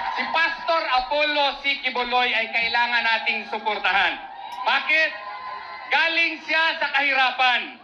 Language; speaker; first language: Filipino; non-native, local second language; Cebuano